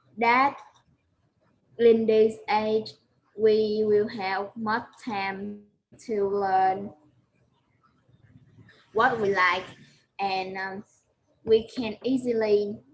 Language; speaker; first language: English; non-native, learner; Vietnamese